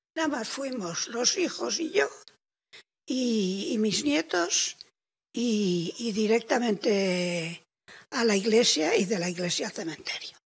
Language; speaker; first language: Spanish; native; Spanish